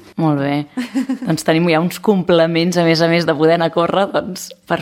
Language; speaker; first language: Catalan; native; Catalan